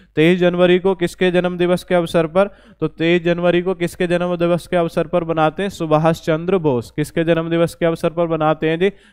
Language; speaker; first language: Hindi; native; Hindi